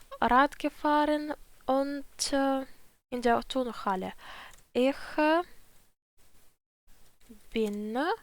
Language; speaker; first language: German; non-native, fluent; Ukrainian